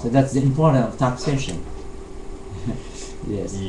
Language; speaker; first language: English; non-native, fluent; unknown